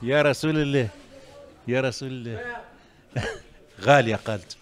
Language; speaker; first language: Arabic; native; Arabic